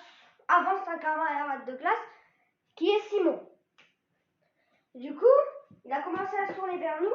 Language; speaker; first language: French; native; French